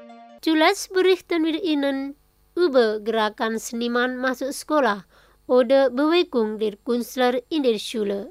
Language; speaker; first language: German; non-native, fluent; Indonesian